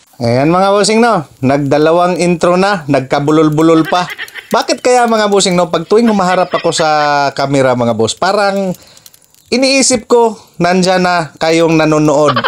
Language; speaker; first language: Filipino; non-native, local second language; Cebuano